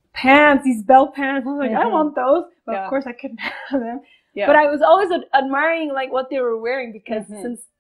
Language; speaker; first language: English; non-native, fluent; Spanish